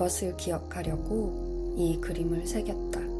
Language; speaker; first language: Korean; native; Korean